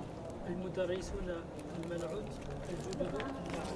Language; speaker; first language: Arabic; non-native, learner; French